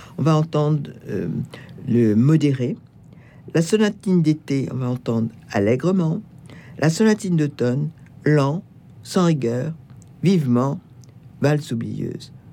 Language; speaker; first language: French; native; French